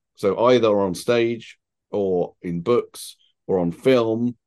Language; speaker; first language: English; native; English